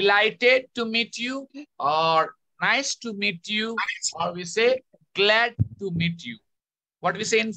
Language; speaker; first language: English; non-native, local second language; Bangla